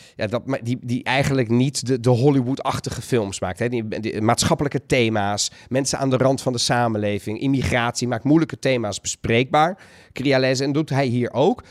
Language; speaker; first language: Dutch; native; Dutch